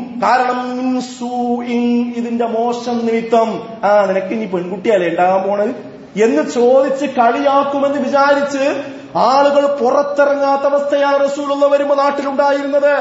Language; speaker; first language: Malayalam; native; Malayalam